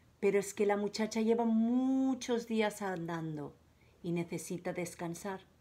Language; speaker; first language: Spanish; native; Spanish